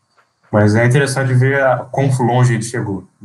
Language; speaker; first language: Portuguese; native; Portuguese